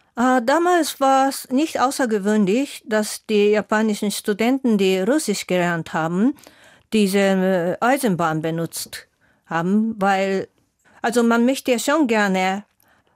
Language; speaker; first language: German; non-native, fluent; Japanese